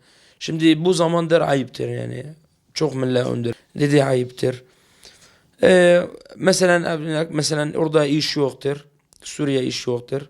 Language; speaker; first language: Turkish; non-native, learner; Arabic